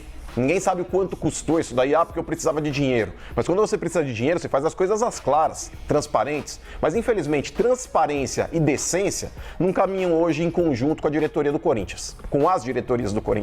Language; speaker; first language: Portuguese; native; Portuguese